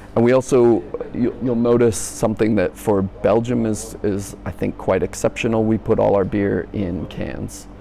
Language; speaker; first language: English; native; English